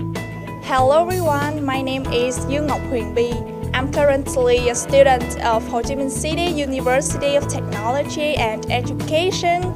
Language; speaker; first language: English; non-native, learner; Vietnamese